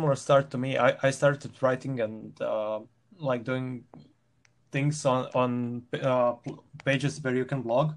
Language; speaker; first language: English; non-native, fluent; Croatian